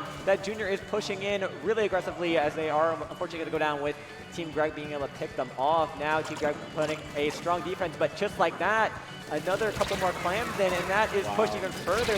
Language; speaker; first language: English; native; English